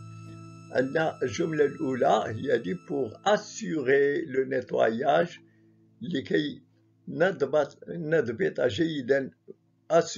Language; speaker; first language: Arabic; native; Arabic